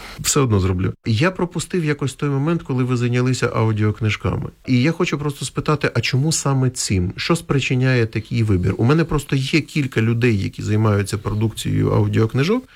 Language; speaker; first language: Ukrainian; native; Ukrainian